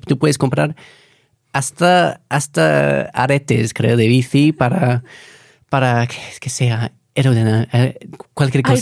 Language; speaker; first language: Spanish; non-native, fluent; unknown